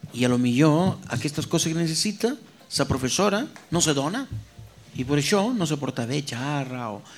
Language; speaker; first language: Catalan; non-native, fluent; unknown